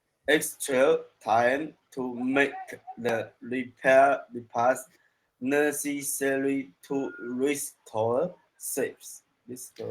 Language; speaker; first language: English; non-native, learner; Chinese